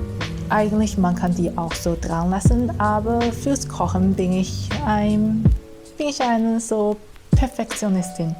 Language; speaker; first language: German; non-native, fluent; Chinese